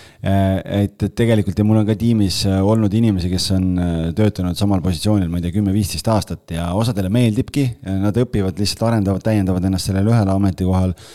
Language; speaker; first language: Estonian; native; Estonian